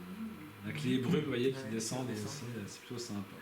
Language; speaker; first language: French; native; French